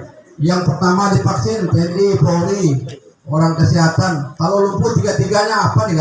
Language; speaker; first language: Indonesian; native; Indonesian